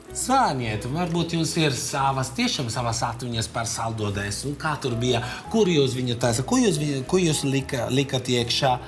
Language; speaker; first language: Latvian; non-native, fluent; Italian